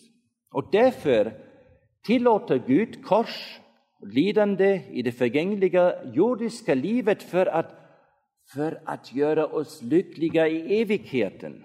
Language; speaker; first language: Swedish; non-native, fluent; German